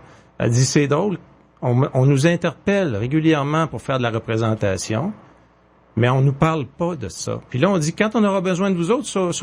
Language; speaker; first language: French; native; French